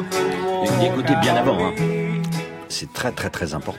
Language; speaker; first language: French; native; French